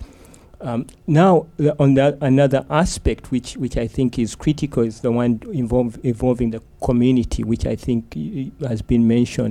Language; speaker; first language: English; non-native, local second language; Ganda